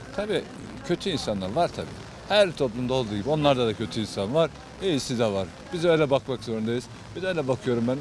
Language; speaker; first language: Turkish; native; Turkish